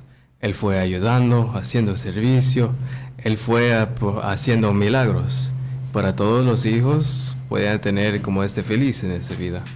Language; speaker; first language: Spanish; non-native, learner; English